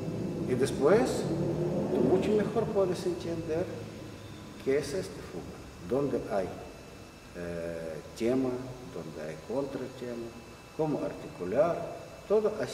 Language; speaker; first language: Spanish; non-native, learner; Russian